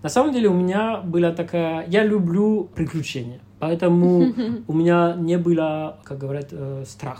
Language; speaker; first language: Russian; non-native, fluent; French